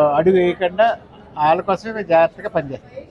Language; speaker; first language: Telugu; native; Telugu